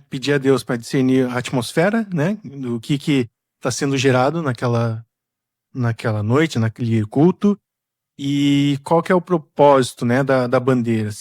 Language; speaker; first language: Portuguese; native; Portuguese